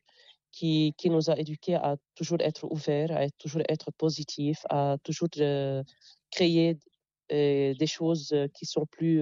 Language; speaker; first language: French; non-native, local second language; Arabic